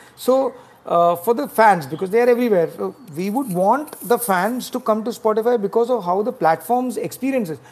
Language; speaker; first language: English; non-native, local second language; Tamil